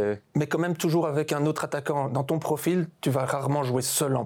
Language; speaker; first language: French; native; French